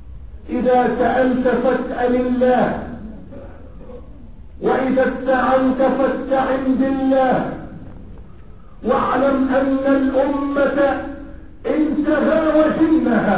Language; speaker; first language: Arabic; native; Arabic